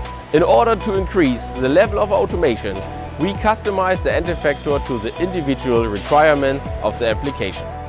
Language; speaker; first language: English; non-native, fluent; German